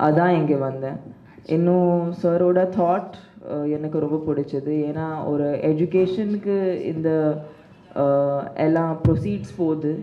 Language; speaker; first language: Tamil; non-native, fluent; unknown